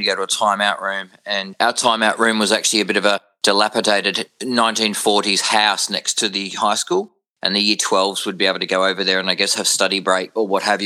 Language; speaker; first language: English; native; English